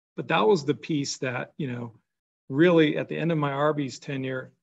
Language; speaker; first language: English; native; English